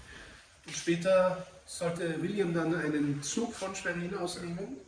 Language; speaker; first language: German; native; German